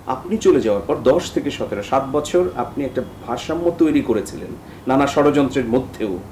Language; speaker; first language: Bangla; native; Bangla